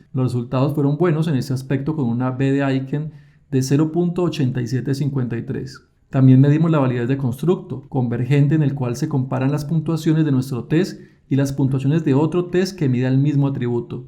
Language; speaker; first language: Spanish; native; Spanish